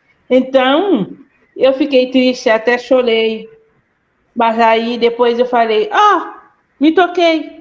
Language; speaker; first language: Portuguese; non-native, fluent; Haitian Creole